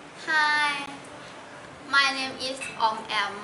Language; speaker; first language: English; non-native, learner; Thai